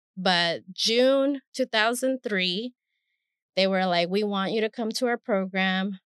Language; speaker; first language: English; early bilingual, other home language; Spanish